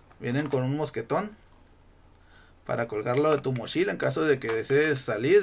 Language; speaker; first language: Spanish; native; Spanish